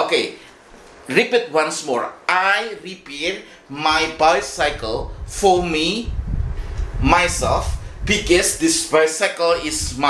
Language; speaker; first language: English; non-native, fluent; Indonesian